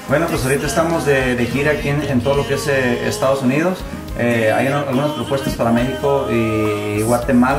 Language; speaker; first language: Spanish; native; Spanish